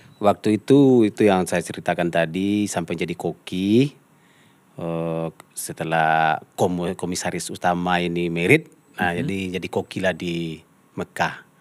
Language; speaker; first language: Indonesian; non-native, local second language; Minangkabau